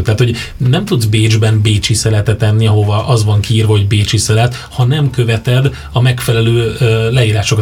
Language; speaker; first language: Hungarian; native; Hungarian